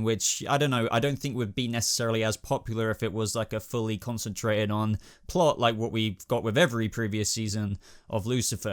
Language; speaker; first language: English; native; English